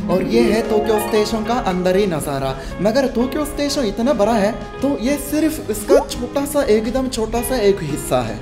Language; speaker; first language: Hindi; non-native, fluent; Japanese